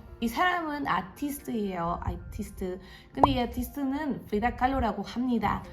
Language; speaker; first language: Korean; non-native, fluent; Spanish